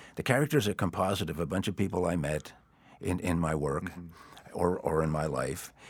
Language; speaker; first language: English; native; English